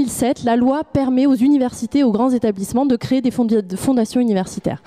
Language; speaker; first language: French; native; French